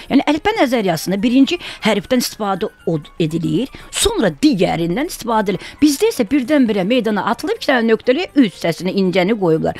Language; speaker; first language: Azerbaijani; non-native, local second language; Talysh